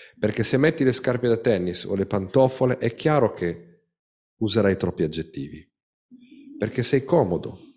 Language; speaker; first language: Italian; native; Italian